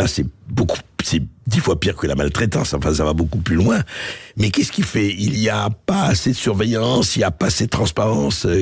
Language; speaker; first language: French; native; French